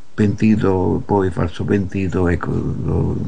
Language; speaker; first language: Italian; native; Italian